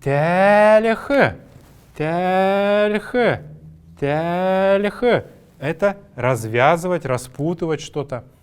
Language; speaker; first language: Russian; native; Russian